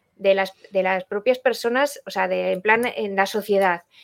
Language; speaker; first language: Spanish; non-native, learner; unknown